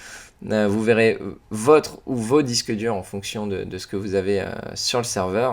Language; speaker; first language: French; native; French